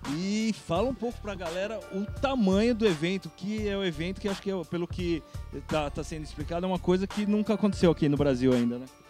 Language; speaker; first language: Portuguese; native; Portuguese